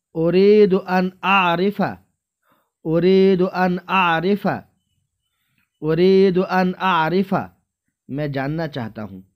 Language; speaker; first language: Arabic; non-native, fluent; Urdu